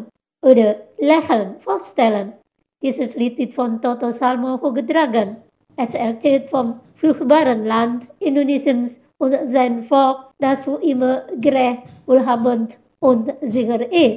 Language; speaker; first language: German; non-native, fluent; Indonesian